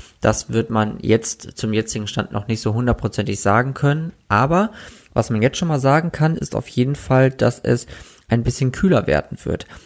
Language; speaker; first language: German; native; German